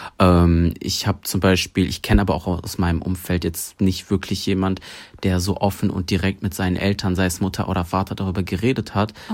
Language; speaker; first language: German; early bilingual, other home language; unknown